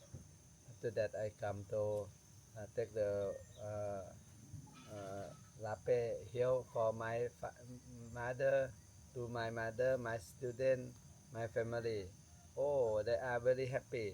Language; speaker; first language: English; non-native, learner; Thai